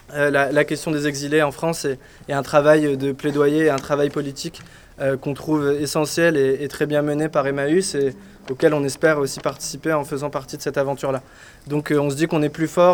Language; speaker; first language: French; native; French